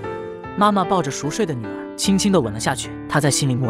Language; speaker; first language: Chinese; native; Chinese